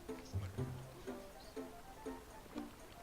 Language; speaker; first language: French; native; French